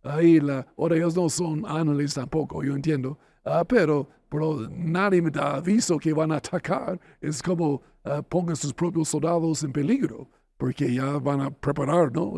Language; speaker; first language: Spanish; non-native, fluent; English